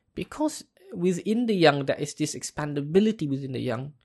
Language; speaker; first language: English; non-native, local second language; Malay